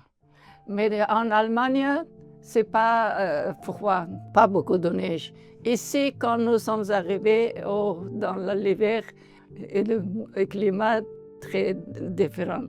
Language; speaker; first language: French; non-native, learner; Persian